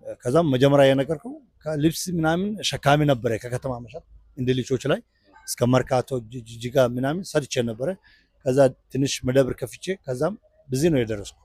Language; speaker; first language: Amharic; non-native, local second language; Somali